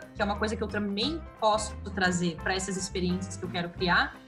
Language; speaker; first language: Portuguese; native; Portuguese